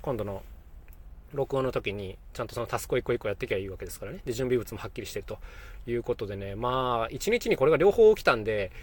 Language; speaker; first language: Japanese; native; Japanese